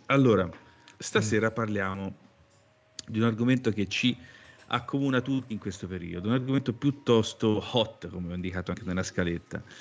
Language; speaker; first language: Italian; native; Italian